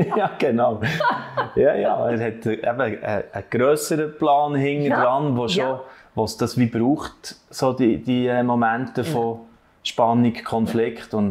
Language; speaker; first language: German; native; German